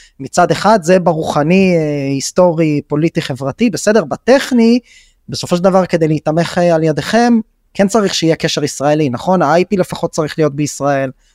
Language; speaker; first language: Hebrew; native; Hebrew